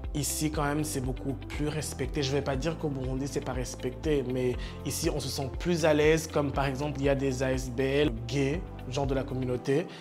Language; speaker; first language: French; non-native, local second language; Rundi